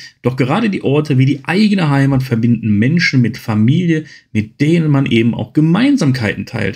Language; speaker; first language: German; native; German